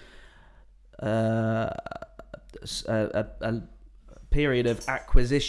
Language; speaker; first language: English; native; English